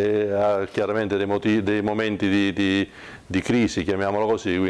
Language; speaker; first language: Italian; native; Italian